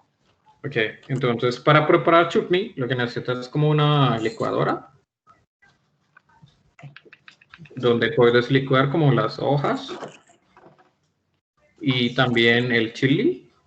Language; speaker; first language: Spanish; non-native, fluent; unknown